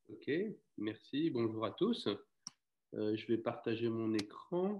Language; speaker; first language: French; native; French